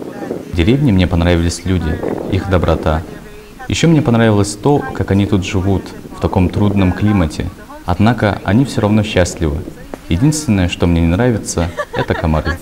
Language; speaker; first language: Russian; non-native, fluent; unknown